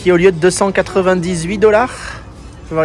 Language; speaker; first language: French; native; French